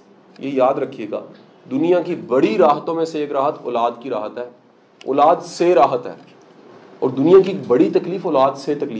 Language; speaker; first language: Hindi; non-native, local second language; Punjabi